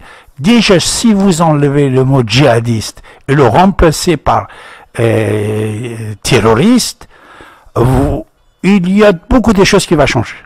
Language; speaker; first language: French; non-native, fluent; Persian